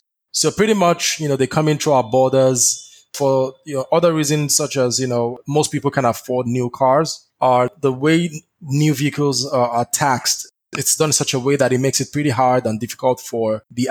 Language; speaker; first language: English; non-native, local second language; Yoruba